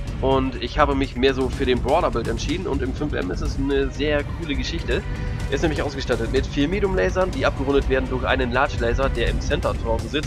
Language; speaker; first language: German; native; German